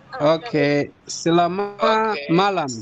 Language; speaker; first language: Indonesian; non-native, learner; Nyanja